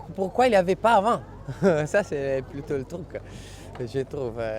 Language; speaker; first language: French; non-native, fluent; Italian